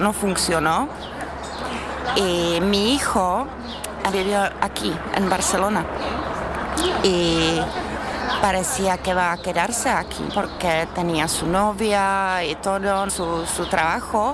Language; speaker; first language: Spanish; non-native, learner; Czech